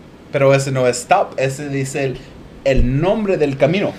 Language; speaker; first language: Spanish; early bilingual, other home language; English